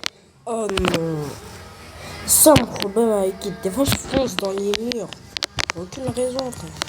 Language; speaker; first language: French; native; French